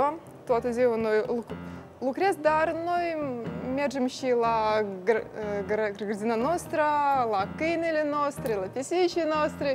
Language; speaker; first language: Romanian; non-native, learner; Russian